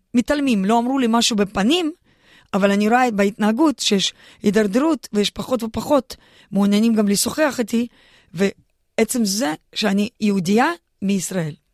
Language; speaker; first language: Hebrew; non-native, fluent; Russian